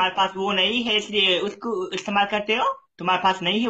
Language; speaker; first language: Hindi; non-native, learner; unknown